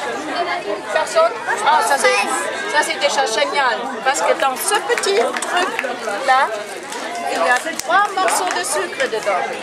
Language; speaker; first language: French; non-native, fluent; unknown